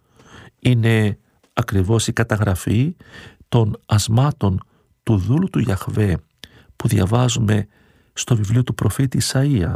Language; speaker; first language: Greek; native; Greek